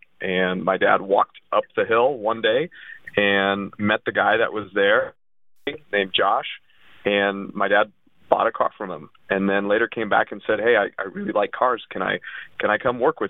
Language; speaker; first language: English; early bilingual, other home language; Russian